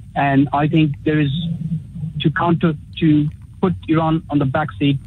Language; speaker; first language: English; early bilingual, other home language; Urdu